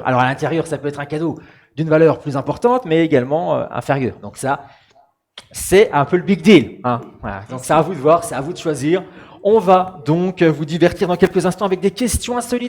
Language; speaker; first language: French; native; French